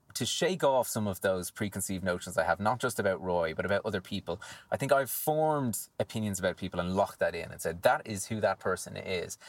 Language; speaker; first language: English; native; English